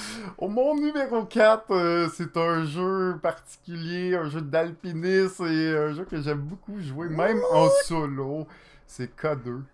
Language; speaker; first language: French; native; French